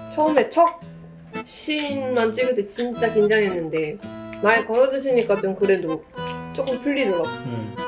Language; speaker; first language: Korean; non-native, fluent; Japanese